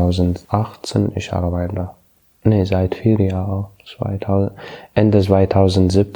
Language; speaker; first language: German; non-native, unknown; Arabic